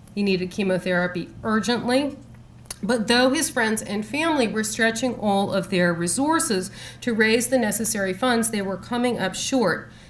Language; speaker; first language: English; native; English